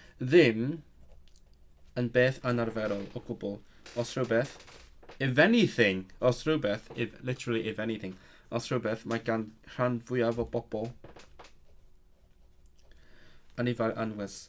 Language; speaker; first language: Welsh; non-native, learner; Cantonese